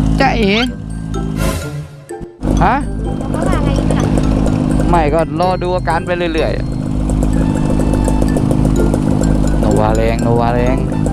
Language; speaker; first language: Thai; native; Thai